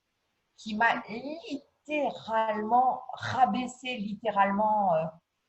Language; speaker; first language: French; native; French